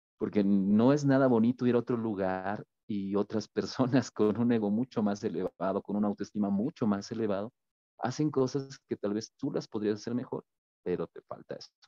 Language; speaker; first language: Spanish; native; Spanish